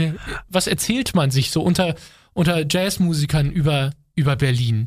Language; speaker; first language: German; native; German